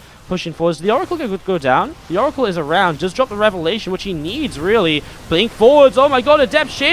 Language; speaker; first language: English; native; English